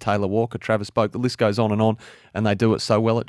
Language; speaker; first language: English; native; English